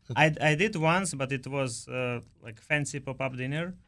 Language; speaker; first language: English; non-native, learner; Ukrainian